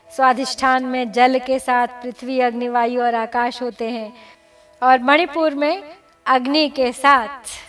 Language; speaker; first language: Hindi; native; Hindi